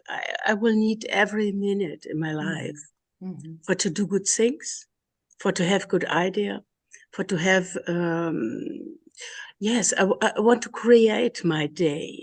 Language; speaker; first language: English; non-native, learner; German